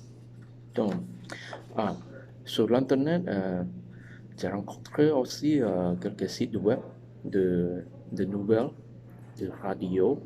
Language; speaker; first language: French; non-native, learner; Chinese